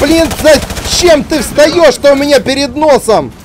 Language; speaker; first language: Russian; native; Russian